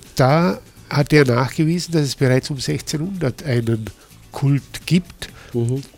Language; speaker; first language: German; native; German